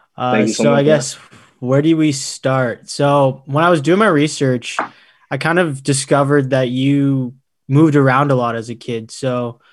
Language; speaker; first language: English; early bilingual, other home language; Filipino